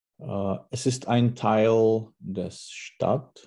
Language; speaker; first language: German; non-native, learner; Czech